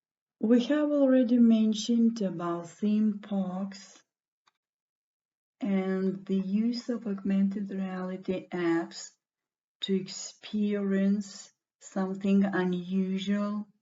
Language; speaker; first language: English; non-native, fluent; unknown